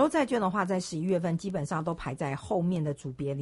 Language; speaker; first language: Chinese; native; Chinese